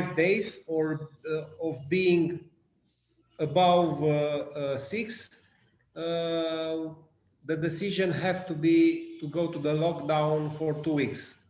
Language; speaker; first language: English; non-native, learner; Romanian